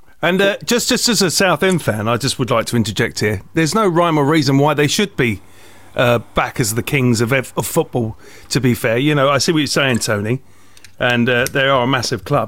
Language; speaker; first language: English; native; English